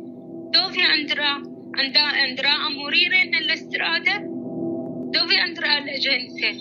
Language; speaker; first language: Italian; non-native, fluent; Arabic